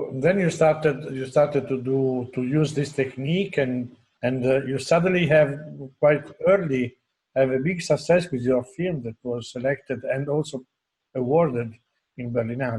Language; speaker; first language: English; non-native, fluent; Italian